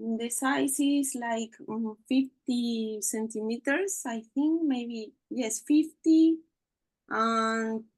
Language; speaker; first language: English; non-native, learner; Spanish